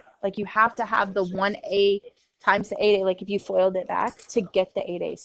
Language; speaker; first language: English; native; English